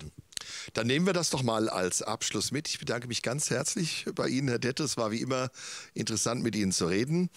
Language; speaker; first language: German; native; German